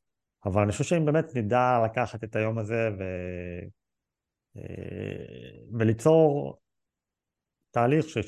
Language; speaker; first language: Hebrew; native; Hebrew